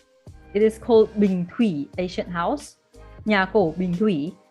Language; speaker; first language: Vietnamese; native; Vietnamese